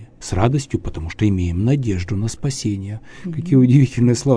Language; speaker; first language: Russian; native; Russian